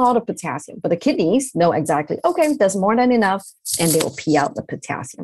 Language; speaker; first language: English; non-native, local second language; Chinese